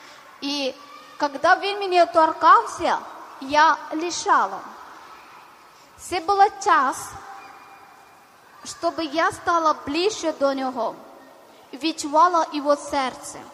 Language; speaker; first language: Ukrainian; non-native, learner; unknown